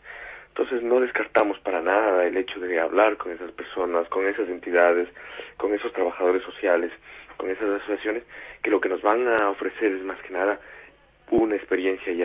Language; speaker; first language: Spanish; native; Spanish